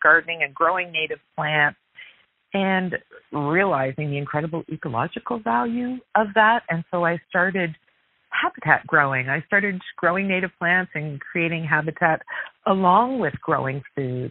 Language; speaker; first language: English; native; English